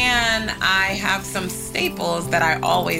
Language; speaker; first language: English; native; English